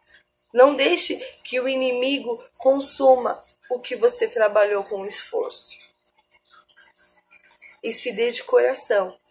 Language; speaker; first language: Portuguese; native; Portuguese